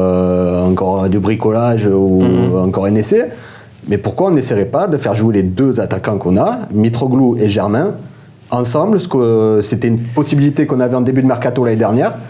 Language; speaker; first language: French; native; French